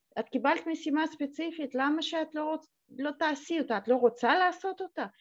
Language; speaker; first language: Hebrew; native; Hebrew